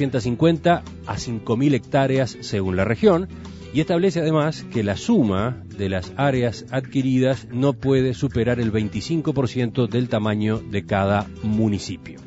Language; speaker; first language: Spanish; native; Spanish